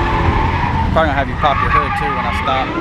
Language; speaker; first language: English; native; English